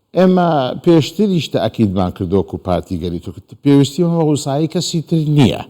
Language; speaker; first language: Central Kurdish; non-native, local second language; Turkish